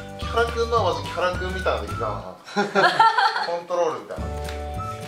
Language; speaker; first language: Japanese; native; Japanese